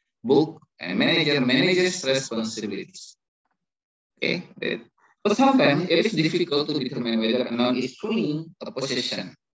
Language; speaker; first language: English; non-native, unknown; Indonesian